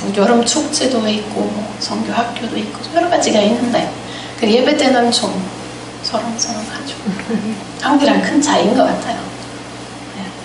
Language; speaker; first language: Korean; non-native, fluent; German